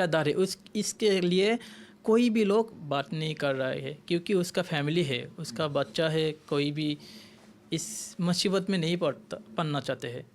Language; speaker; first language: Hindi; non-native, local second language; Bangla